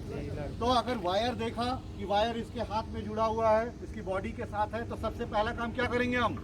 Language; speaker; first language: Hindi; native; Hindi